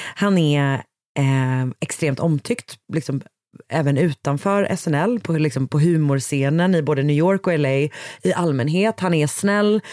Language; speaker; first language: Swedish; native; Swedish